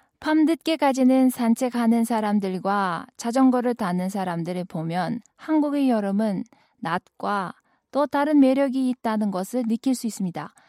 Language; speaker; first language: Korean; non-native, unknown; Kyrgyz